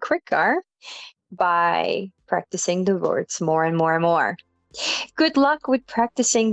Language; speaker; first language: English; non-native, fluent; Dutch